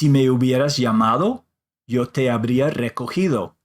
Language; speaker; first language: Spanish; non-native, fluent; English